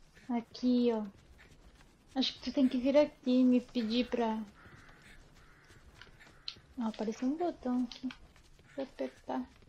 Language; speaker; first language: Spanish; non-native, learner; Portuguese